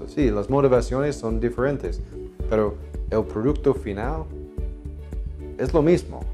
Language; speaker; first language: Spanish; non-native, fluent; English